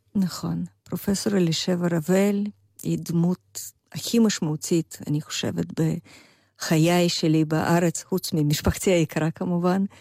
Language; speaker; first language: Hebrew; non-native, fluent; Russian